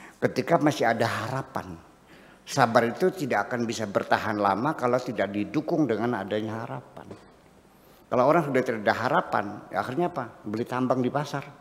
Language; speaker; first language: Indonesian; non-native, local second language; Javanese